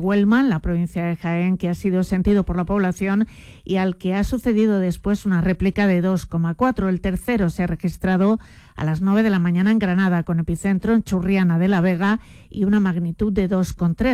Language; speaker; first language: Spanish; native; Spanish